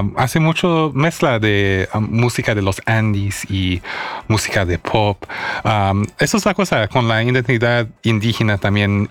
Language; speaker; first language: Spanish; early bilingual, heritage; Spanish